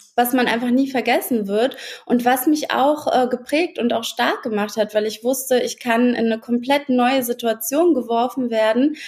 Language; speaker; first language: German; native; German